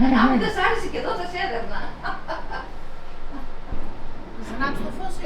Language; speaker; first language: Greek; native; Greek